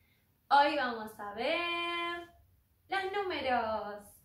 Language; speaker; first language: Spanish; native; Spanish